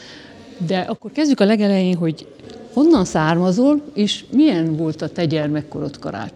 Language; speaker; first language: Hungarian; native; Hungarian